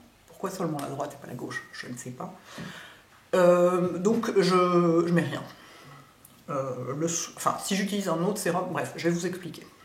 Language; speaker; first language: French; native; French